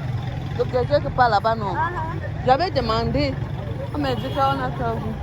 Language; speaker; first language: French; non-native, local second language; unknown